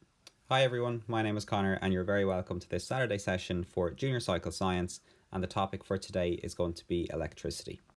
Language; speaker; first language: English; native; English